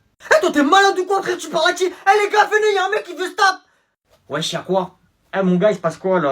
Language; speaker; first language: French; native; French